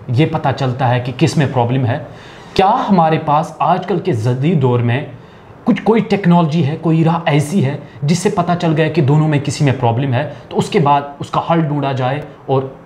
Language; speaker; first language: Hindi; non-native, local second language; Kashmiri